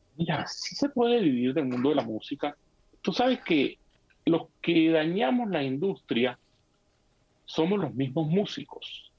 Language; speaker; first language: Spanish; native; Spanish